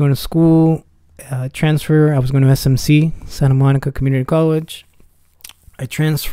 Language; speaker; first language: English; early bilingual, other home language; Spanish